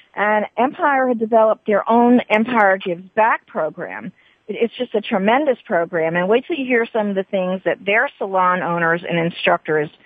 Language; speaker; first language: English; native; English